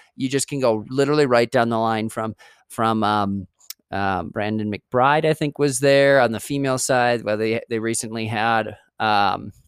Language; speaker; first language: English; native; English